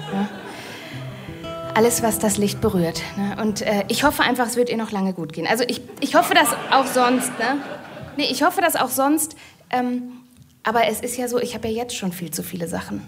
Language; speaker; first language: German; native; German